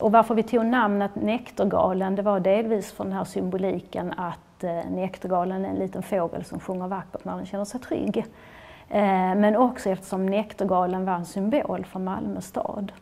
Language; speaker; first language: Swedish; native; Swedish